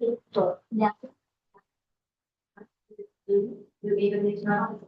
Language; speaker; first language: English; non-native, learner; Vietnamese